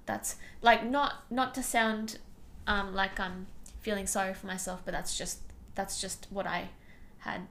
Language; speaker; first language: English; non-native, local second language; Tamil